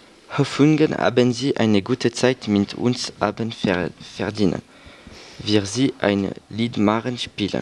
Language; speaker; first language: German; non-native, learner; French